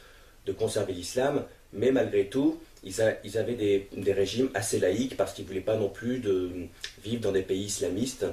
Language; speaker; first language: French; native; French